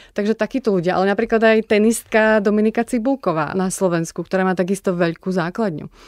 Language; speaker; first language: Slovak; native; Slovak